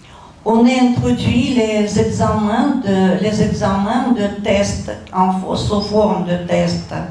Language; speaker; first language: French; non-native, fluent; Russian